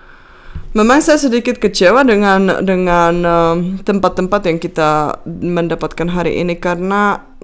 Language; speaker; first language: Indonesian; non-native, fluent; Czech